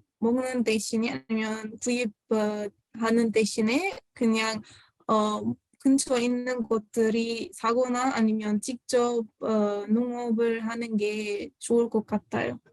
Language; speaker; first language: Korean; non-native, fluent; Arabic